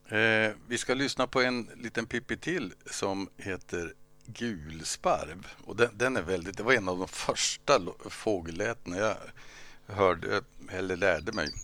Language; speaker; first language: Swedish; native; Swedish